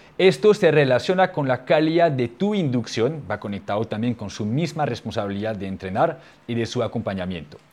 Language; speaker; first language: Spanish; non-native, fluent; French